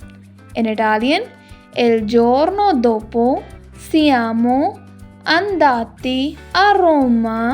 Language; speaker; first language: Italian; non-native, learner; Hindi